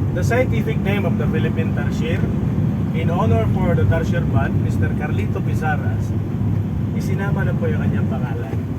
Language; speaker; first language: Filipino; non-native, local second language; Cebuano